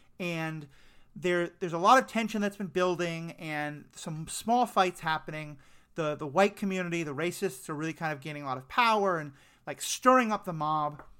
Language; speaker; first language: English; native; English